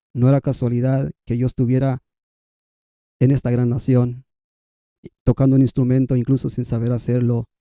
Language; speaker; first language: Spanish; non-native, local second language; Kʼicheʼ